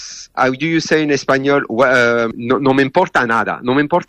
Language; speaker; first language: Spanish; non-native, learner; French